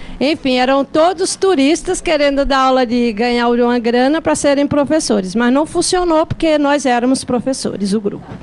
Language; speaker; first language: Portuguese; native; Portuguese